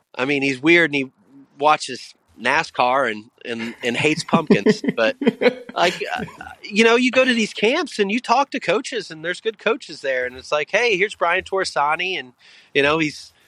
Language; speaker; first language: English; native; English